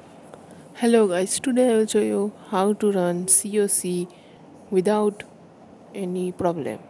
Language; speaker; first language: English; non-native, local second language; Hindi